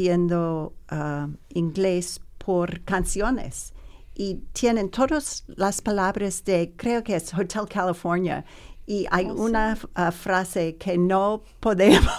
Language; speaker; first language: Spanish; non-native, learner; English